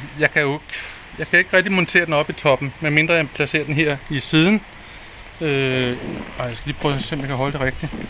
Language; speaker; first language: Danish; native; Danish